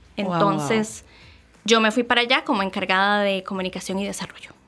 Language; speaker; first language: Spanish; native; Spanish